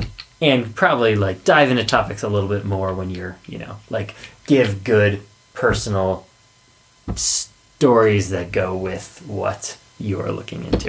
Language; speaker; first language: English; native; English